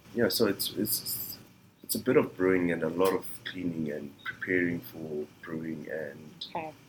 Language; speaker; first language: English; non-native, local second language; Shona